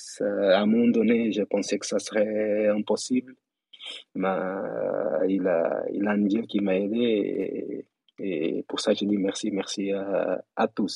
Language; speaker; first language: French; non-native, fluent; Kabuverdianu